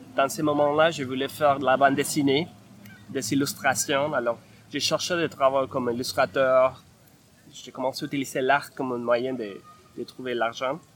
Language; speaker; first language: French; non-native, fluent; Spanish